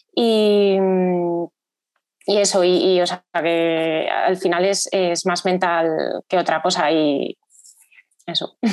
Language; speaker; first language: Spanish; native; Spanish